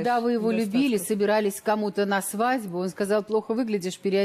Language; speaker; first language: Russian; native; Russian